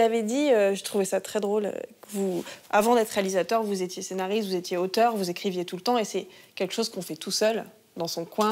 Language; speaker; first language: French; native; French